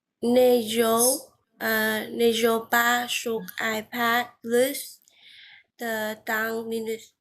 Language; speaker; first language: French; non-native, learner; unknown